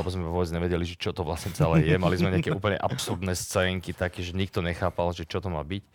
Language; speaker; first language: Slovak; native; Slovak